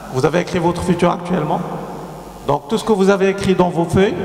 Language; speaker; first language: French; non-native, local second language; Arabic